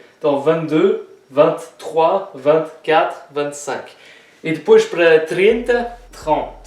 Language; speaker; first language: Portuguese; early bilingual, heritage; Portuguese